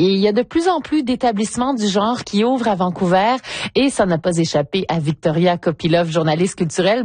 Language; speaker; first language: French; native; French